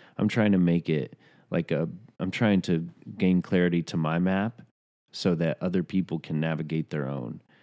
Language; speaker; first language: English; native; English